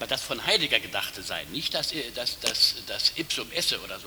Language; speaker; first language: German; native; German